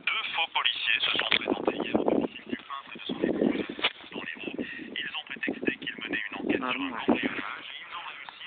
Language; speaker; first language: French; native; French